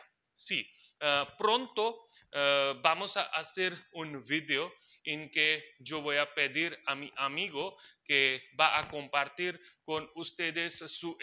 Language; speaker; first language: Spanish; non-native, fluent; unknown